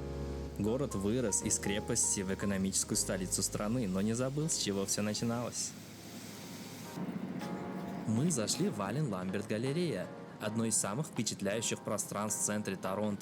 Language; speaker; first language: Russian; native; Russian